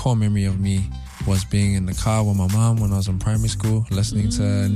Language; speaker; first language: English; native; English